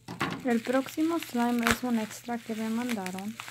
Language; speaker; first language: Spanish; early bilingual, heritage; Spanish